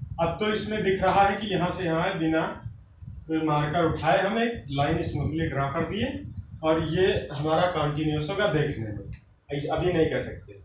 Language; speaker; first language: Hindi; native; Hindi